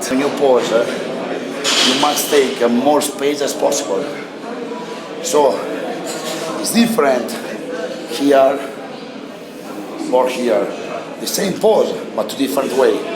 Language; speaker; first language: English; non-native, learner; Italian